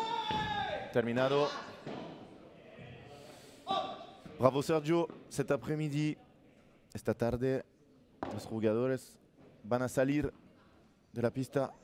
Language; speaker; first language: Spanish; non-native, learner; French